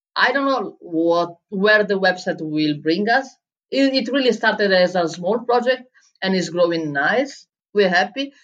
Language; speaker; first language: English; non-native, fluent; Italian